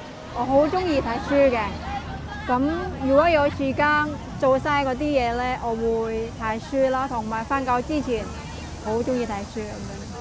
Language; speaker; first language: Cantonese; non-native, fluent; Indonesian